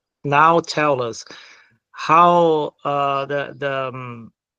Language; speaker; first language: English; non-native, fluent; Portuguese